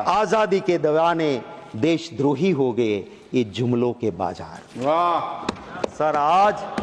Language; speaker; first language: Hindi; non-native, local second language; Gujarati